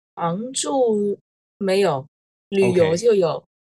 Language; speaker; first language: Chinese; non-native, local second language; Cantonese